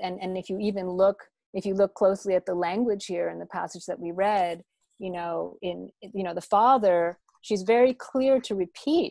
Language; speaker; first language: English; native; English